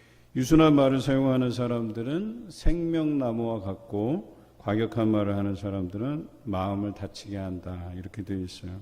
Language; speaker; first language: Korean; native; Korean